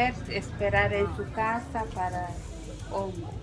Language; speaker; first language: Spanish; non-native, local second language; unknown